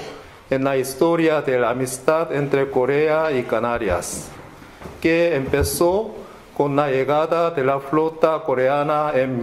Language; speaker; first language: Spanish; non-native, learner; Korean